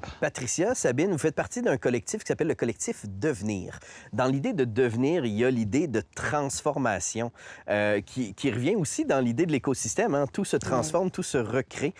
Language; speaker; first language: French; native; French